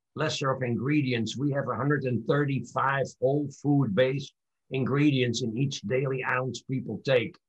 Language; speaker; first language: English; non-native, fluent; Dutch